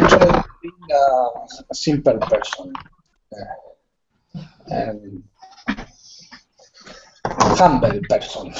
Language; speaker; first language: English; non-native, learner; Spanish